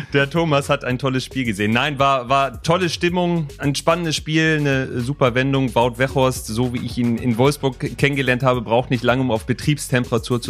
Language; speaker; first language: German; native; German